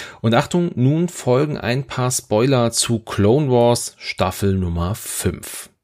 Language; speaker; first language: German; native; German